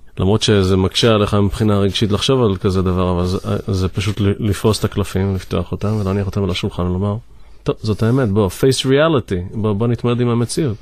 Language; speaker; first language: Hebrew; native; Hebrew